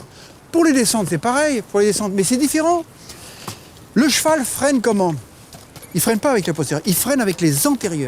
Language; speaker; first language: French; native; French